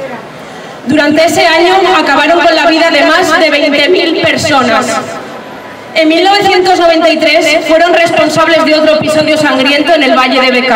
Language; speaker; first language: Spanish; non-native, fluent; Arabic